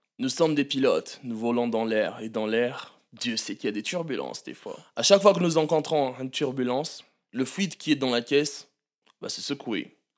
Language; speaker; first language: French; non-native, local second language; Malagasy